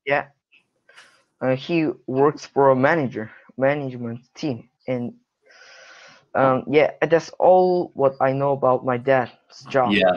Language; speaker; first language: English; non-native, learner; Korean